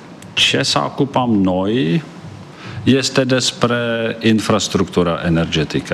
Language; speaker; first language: Romanian; non-native, fluent; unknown